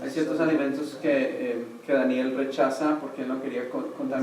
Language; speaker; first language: Spanish; native; Spanish